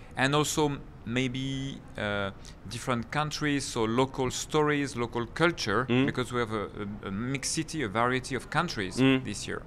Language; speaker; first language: English; non-native, fluent; French